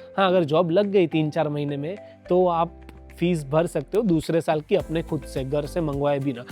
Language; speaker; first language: Hindi; non-native, local second language; Gujarati